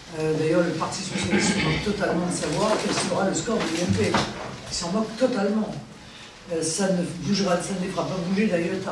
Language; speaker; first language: French; native; French